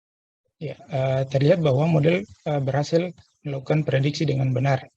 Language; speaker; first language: Indonesian; native; Indonesian